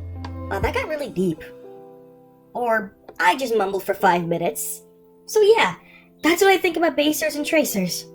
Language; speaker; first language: English; native; English